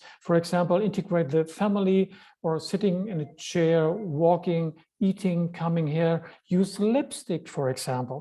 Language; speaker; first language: English; non-native, fluent; German